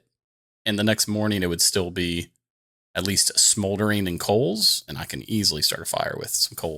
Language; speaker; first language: English; native; English